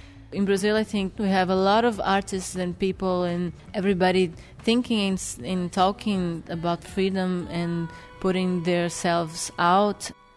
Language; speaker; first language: English; non-native, fluent; Portuguese